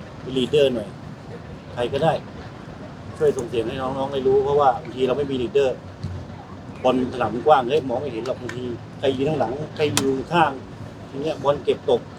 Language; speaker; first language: Thai; native; Thai